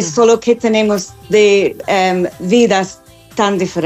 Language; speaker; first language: Spanish; non-native, fluent; English